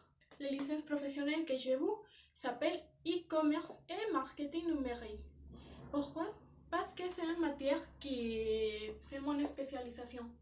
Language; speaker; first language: French; non-native, learner; Spanish